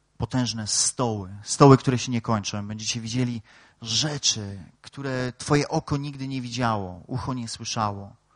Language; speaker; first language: Polish; native; Polish